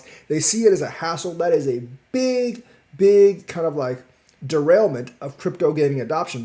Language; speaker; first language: English; native; English